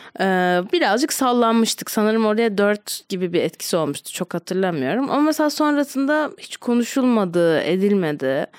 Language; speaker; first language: Turkish; native; Turkish